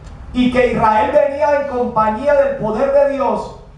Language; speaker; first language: Spanish; native; Spanish